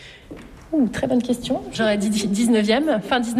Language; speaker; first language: French; native; French